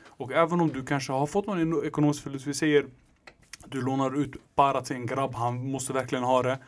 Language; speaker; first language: Swedish; native; Swedish